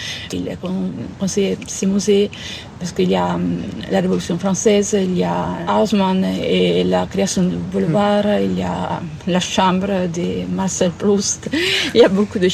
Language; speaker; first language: French; non-native, learner; Italian